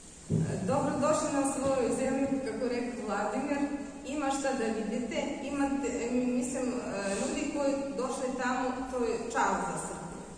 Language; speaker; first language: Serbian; non-native, fluent; Russian